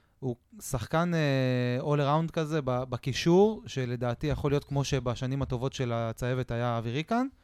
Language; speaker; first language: Hebrew; native; Hebrew